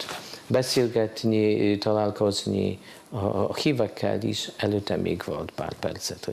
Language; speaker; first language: Hungarian; non-native, fluent; Polish